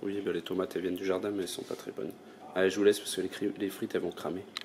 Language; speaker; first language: French; native; French